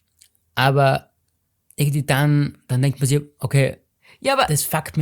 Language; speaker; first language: German; native; German